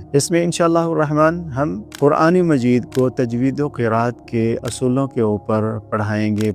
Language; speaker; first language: Urdu; non-native, local second language; Punjabi